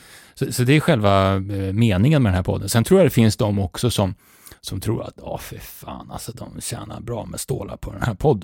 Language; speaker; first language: Swedish; native; Swedish